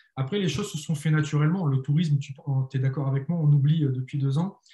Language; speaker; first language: French; native; French